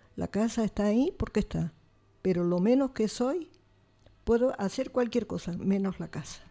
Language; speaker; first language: Spanish; native; Spanish